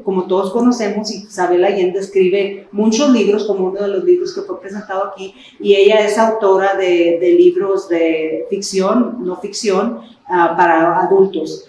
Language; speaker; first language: Spanish; early bilingual, other home language; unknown